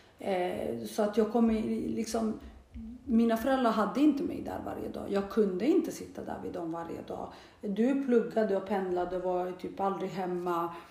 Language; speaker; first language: Swedish; early bilingual, other home language; Bosnian